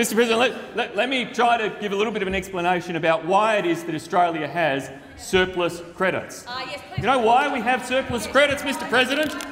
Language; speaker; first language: English; native; English